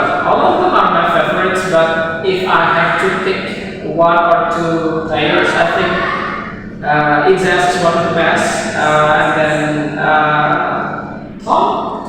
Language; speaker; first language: English; non-native, fluent; Indonesian